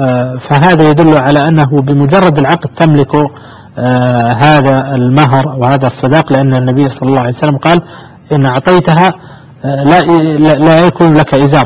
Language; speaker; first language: Arabic; native; Arabic